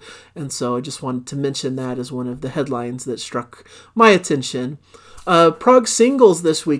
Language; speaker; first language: English; native; English